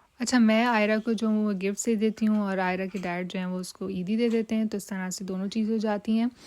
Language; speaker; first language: Urdu; native; Urdu